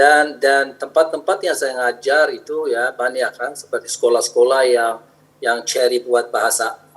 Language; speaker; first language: Indonesian; non-native, fluent; Arabic